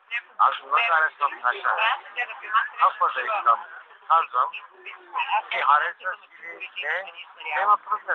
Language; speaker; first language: Bulgarian; non-native, learner; Turkish